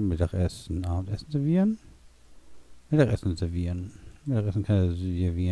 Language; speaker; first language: German; native; German